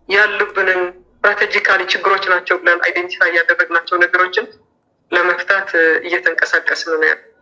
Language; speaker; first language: Amharic; non-native, local second language; Tigrinya